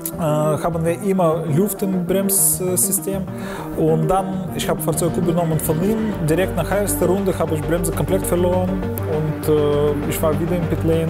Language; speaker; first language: German; non-native, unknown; Ukrainian